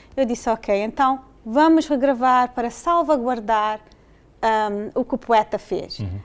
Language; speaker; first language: Portuguese; early bilingual, heritage; English